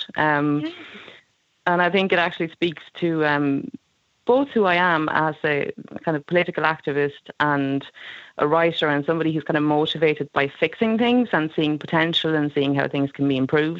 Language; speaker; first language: English; non-native, fluent; Swedish